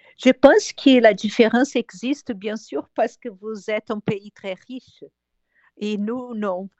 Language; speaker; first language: French; non-native, fluent; Portuguese